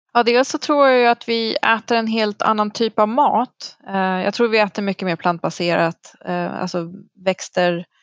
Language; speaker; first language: Swedish; native; Swedish